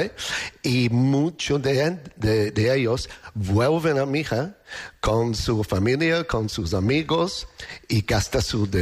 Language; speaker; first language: Spanish; non-native, learner; English